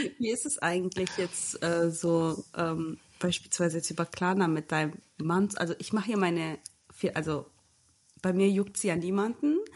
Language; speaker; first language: German; early bilingual, other home language; Turkish